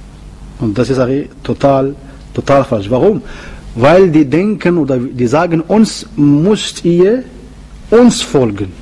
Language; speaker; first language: German; non-native, learner; Arabic